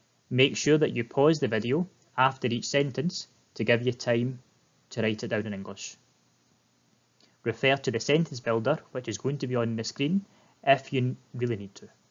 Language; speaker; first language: English; native; English